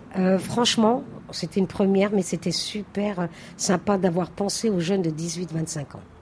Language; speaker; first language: French; native; French